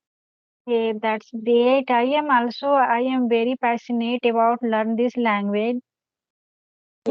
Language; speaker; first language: English; non-native, learner; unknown